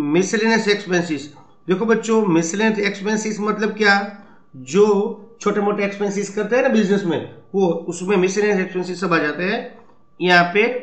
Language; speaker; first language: Hindi; non-native, local second language; Gujarati